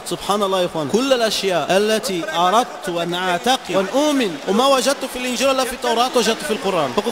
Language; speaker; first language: Arabic; non-native, fluent; Portuguese